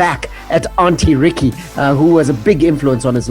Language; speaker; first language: English; native; English